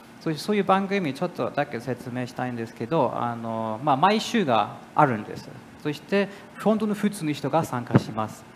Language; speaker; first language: Japanese; non-native, fluent; German